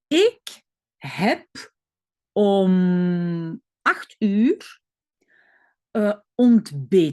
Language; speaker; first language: Dutch; non-native, fluent; French